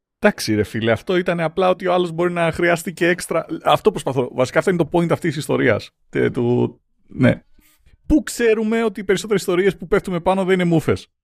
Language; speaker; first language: Greek; native; Greek